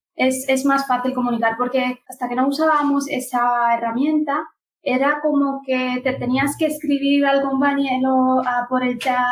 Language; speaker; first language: Spanish; non-native, fluent; Punjabi